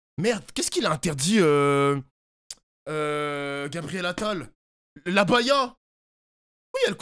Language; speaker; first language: French; native; French